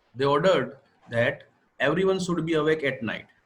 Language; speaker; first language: English; non-native, local second language; Gujarati